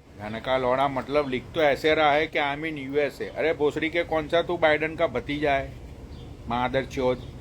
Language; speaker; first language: Hindi; native; Hindi